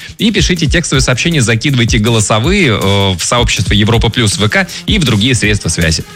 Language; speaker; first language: Russian; native; Russian